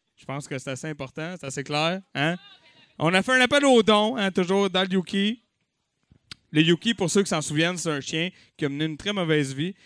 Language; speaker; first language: French; native; French